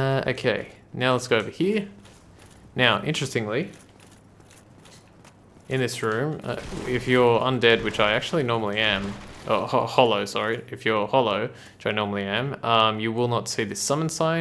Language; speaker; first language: English; native; English